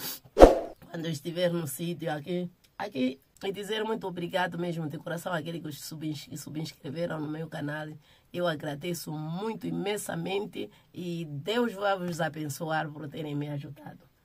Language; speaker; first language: Portuguese; non-native, local second language; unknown